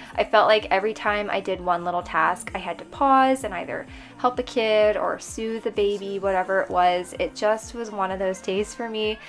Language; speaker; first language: English; native; English